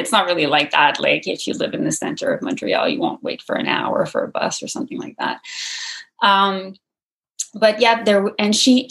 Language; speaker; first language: English; non-native, fluent; French